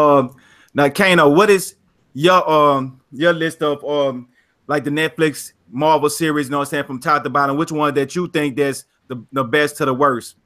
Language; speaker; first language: English; native; English